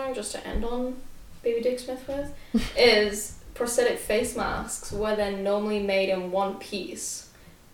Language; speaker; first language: English; native; English